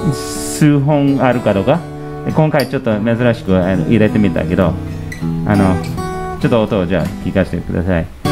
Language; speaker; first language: Japanese; non-native, fluent; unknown